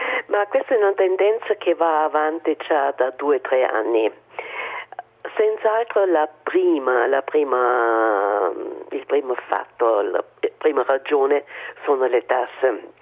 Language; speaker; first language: Italian; non-native, fluent; German